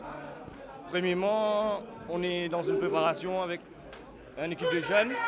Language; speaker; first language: French; non-native, local second language; Morisyen